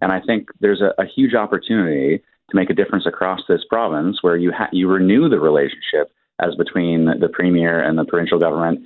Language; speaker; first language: English; native; English